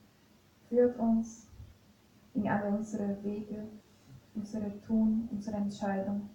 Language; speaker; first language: German; non-native, fluent; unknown